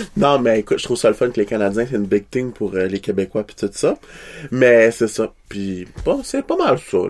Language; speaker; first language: French; native; French